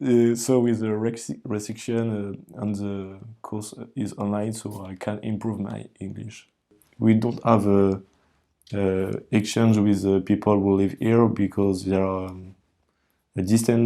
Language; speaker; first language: English; non-native, learner; French